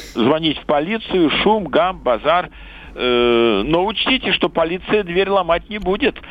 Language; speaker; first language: Russian; native; Russian